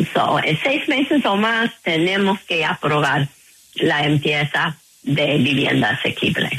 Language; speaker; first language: Spanish; non-native, fluent; English